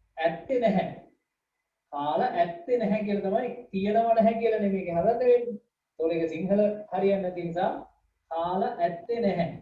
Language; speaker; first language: Sinhala; native; Sinhala